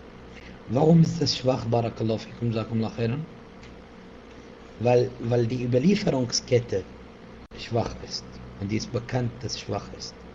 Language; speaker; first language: German; non-native, fluent; Arabic